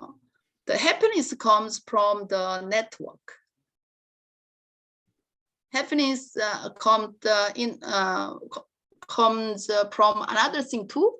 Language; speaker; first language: English; non-native, learner; Korean